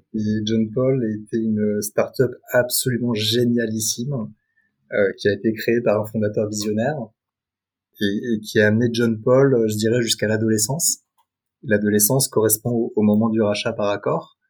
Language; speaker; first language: French; native; French